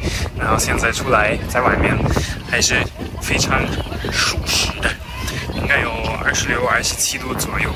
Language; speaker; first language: Chinese; non-native, fluent; German